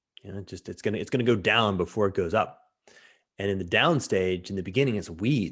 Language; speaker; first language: English; native; English